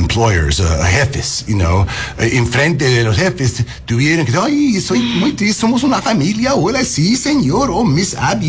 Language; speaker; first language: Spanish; non-native, learner; English